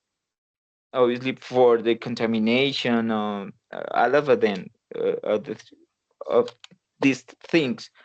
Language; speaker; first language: English; non-native, learner; Spanish